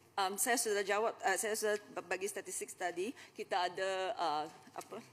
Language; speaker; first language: Malay; non-native, local second language; Chinese